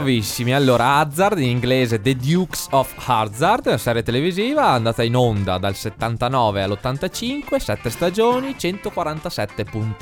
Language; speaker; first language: Italian; native; Italian